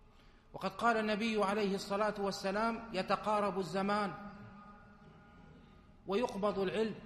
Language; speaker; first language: Arabic; native; Arabic